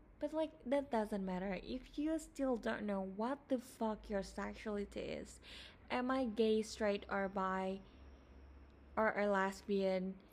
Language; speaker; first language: English; non-native, fluent; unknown